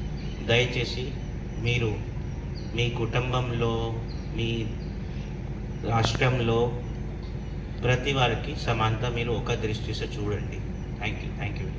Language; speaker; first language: Telugu; non-native, learner; Hindi